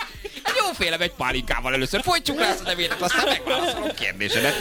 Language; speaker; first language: Hungarian; native; Hungarian